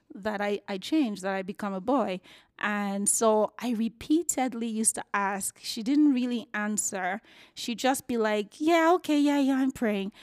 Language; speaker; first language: English; non-native, local second language; Yoruba